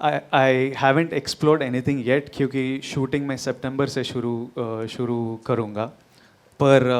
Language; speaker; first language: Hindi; non-native, local second language; Telugu